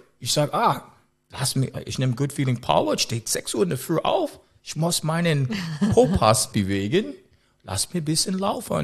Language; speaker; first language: German; non-native, learner; English